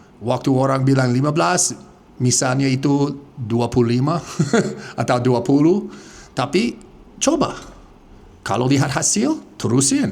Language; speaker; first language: Indonesian; non-native, fluent; English